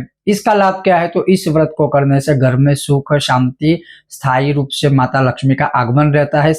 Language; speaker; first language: Hindi; native; Hindi